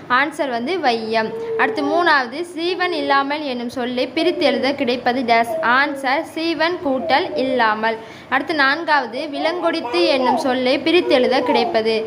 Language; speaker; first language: Tamil; native; Tamil